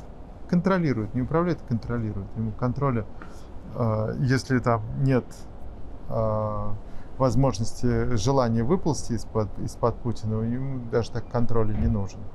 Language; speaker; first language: Russian; native; Russian